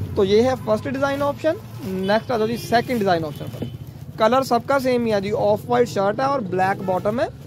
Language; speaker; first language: Hindi; non-native, local second language; Punjabi